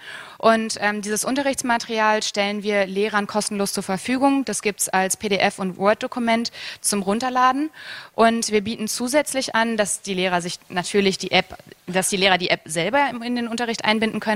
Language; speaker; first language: German; native; German